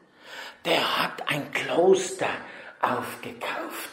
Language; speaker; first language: German; native; German